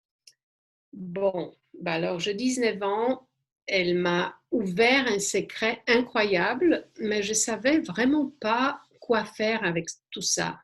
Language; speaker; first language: French; non-native, fluent; Polish